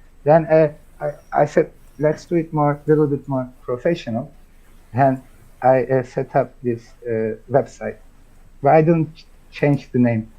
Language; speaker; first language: English; non-native, fluent; Turkish